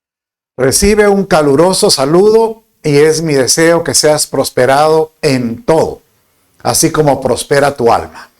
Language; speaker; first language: Spanish; native; Spanish